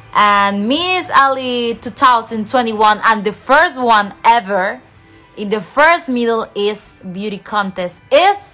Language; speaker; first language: English; non-native, fluent; Spanish